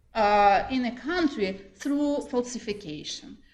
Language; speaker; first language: English; non-native, fluent; Ukrainian